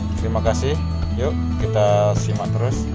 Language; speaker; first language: Indonesian; native; Indonesian